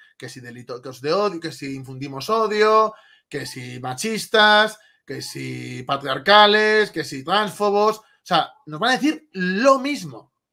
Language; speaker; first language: Spanish; native; Spanish